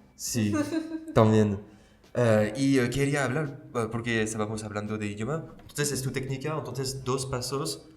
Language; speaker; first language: Spanish; non-native, fluent; French